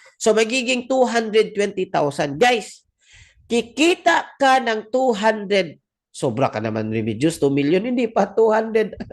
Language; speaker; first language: Filipino; non-native, local second language; Cebuano